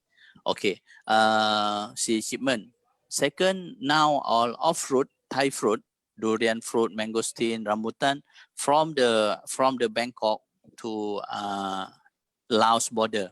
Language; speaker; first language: English; non-native, learner; Thai